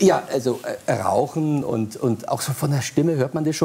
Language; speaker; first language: German; non-native, fluent; English